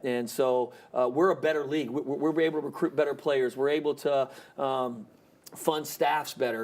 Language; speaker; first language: English; native; English